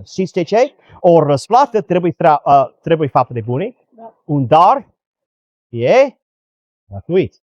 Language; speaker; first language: Romanian; non-native, learner; English